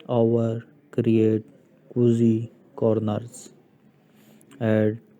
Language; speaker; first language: English; non-native, local second language; Urdu